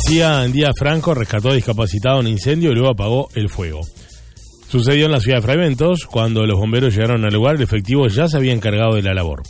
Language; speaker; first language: Spanish; native; Spanish